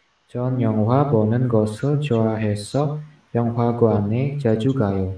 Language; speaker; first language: Korean; non-native, learner; Indonesian